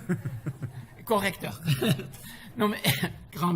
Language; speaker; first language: French; non-native, fluent; German